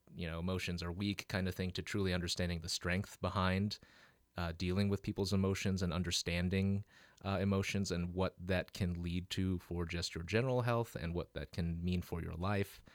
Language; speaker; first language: English; early bilingual, other home language; Filipino